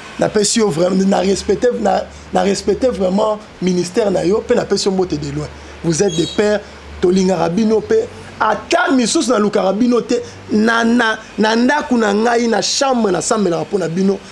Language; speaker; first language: Lingala; native; Lingala